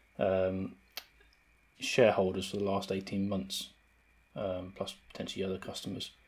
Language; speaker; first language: English; native; English